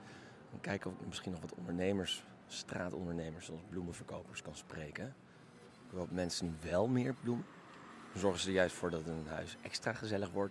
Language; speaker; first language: Dutch; native; Dutch